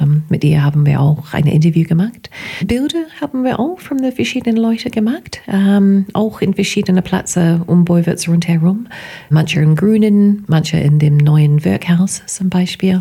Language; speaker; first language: German; non-native, fluent; English